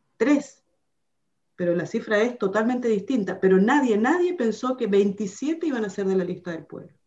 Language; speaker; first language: Spanish; native; Spanish